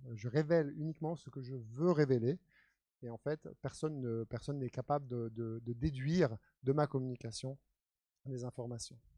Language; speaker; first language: French; native; French